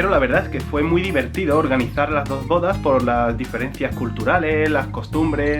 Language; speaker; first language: Spanish; native; Spanish